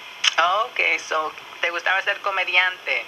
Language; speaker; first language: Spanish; early bilingual, other home language; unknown